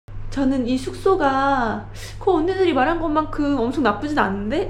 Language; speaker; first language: Korean; native; Korean